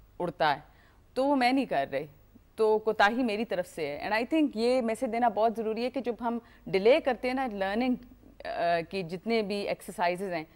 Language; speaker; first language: Hindi; native; Hindi